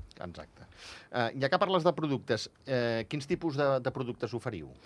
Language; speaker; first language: Catalan; native; Catalan